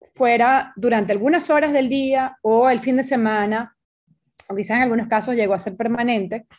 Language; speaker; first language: Spanish; native; Spanish